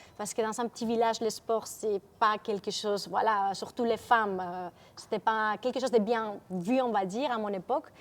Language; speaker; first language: French; non-native, fluent; Spanish